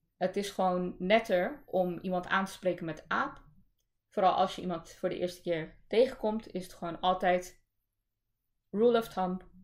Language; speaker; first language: Dutch; early bilingual, other home language; Urdu